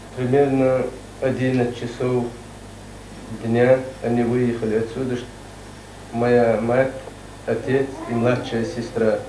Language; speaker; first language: Russian; non-native, local second language; Chechen